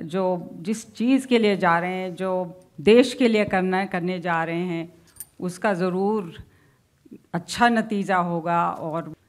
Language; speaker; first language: Hindi; native; Hindi